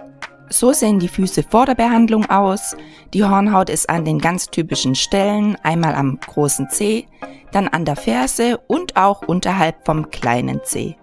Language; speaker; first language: German; native; German